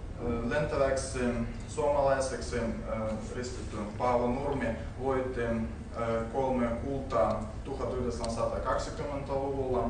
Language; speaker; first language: Finnish; non-native, learner; Russian